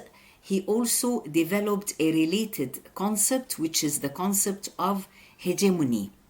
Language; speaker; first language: English; non-native, fluent; Arabic